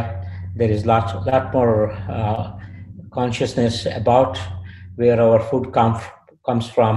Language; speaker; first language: English; non-native, local second language; Kannada